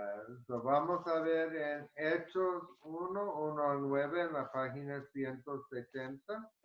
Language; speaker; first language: Spanish; early bilingual, heritage; Spanish